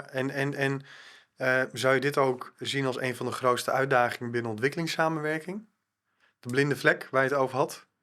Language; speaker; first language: Dutch; native; Dutch